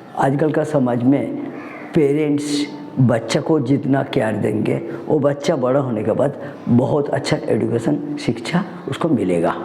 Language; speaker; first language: Hindi; non-native, local second language; Bangla